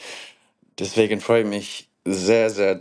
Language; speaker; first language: German; non-native, learner; English